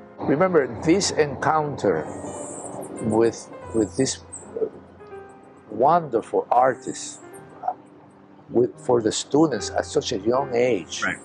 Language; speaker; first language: English; non-native, fluent; Spanish